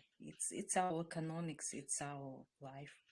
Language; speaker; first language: English; non-native, learner; Russian